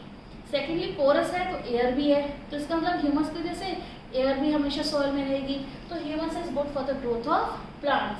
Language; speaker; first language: Hindi; native; Hindi